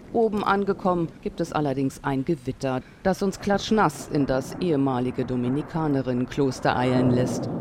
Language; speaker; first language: German; native; German